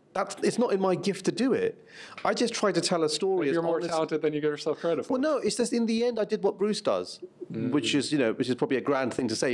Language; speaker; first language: English; native; English